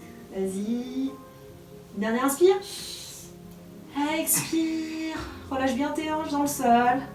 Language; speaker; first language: French; native; French